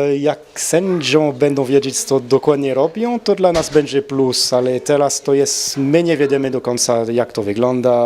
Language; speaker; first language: Polish; non-native, learner; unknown